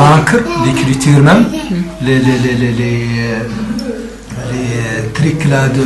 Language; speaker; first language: French; non-native, local second language; Arabic